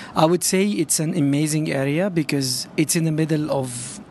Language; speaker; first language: English; non-native, fluent; Arabic